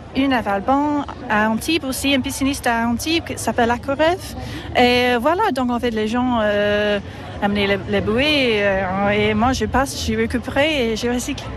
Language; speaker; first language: French; non-native, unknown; English